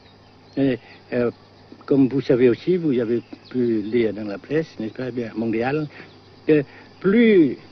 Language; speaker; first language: French; non-native, fluent; Vietnamese